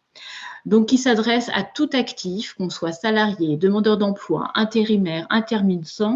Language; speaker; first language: French; native; French